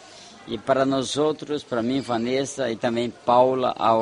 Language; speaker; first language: Spanish; non-native, fluent; Portuguese